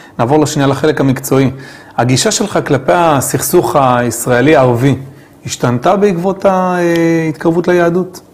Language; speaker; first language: Hebrew; native; Hebrew